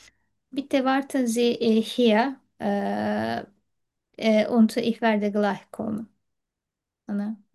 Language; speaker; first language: German; non-native, learner; Turkish